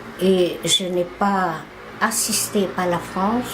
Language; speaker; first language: French; non-native, fluent; Khmer